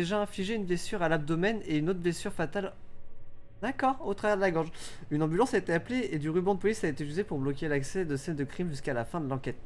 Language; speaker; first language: French; native; French